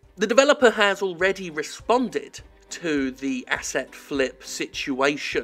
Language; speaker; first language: English; native; English